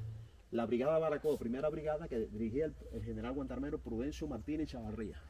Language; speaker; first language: Spanish; native; Spanish